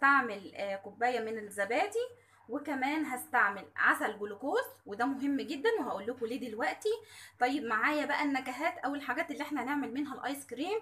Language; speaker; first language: Arabic; native; Arabic